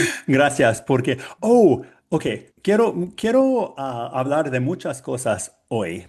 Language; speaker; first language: Spanish; non-native, learner; English